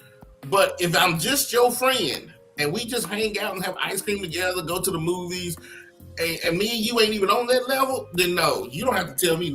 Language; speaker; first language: English; native; English